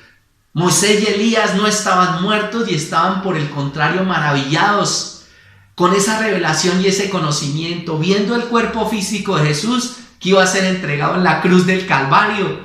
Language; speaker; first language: Spanish; native; Spanish